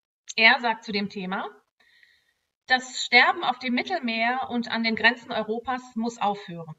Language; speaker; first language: German; native; German